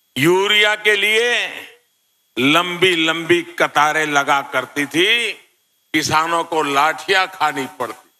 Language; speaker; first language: Hindi; non-native, local second language; Gujarati